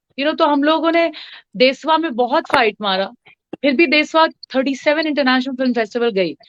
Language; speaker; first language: Hindi; non-native, local second language; Bhojpuri